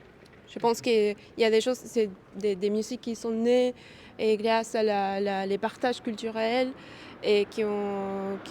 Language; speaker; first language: French; non-native, fluent; Spanish